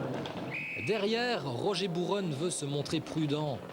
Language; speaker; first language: French; native; French